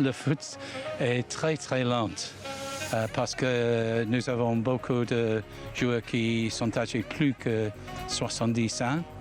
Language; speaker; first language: French; non-native, fluent; English